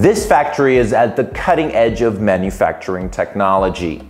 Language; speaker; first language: English; non-native, fluent; Chinese